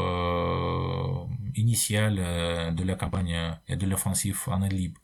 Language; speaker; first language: French; non-native, fluent; Russian